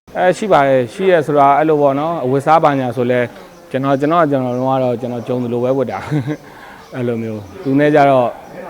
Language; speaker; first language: Burmese; native; Burmese